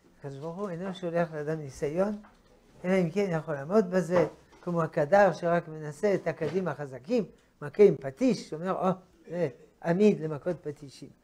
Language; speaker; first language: Hebrew; non-native, fluent; French